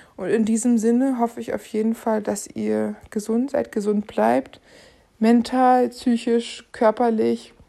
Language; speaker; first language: German; native; German